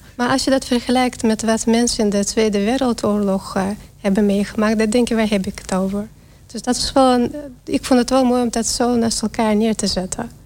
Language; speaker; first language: Dutch; non-native, fluent; Russian